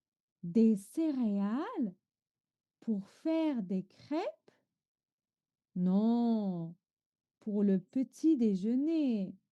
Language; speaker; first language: French; non-native, fluent; Chinese